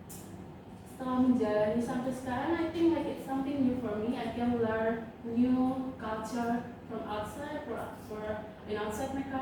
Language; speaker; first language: English; non-native, learner; Indonesian